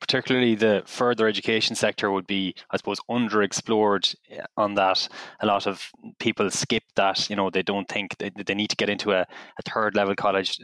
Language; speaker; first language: English; native; English